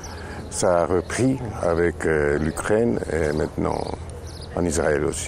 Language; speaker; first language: French; non-native, fluent; Greek